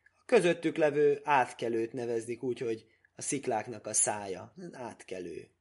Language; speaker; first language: Hungarian; early bilingual, heritage; Hungarian